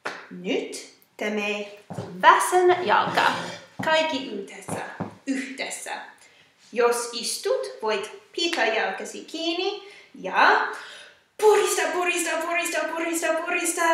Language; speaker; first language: Finnish; non-native, fluent; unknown